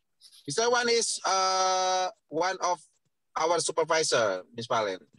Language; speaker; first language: English; non-native, learner; Indonesian